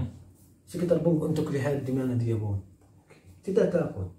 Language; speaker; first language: Indonesian; non-native, learner; Arabic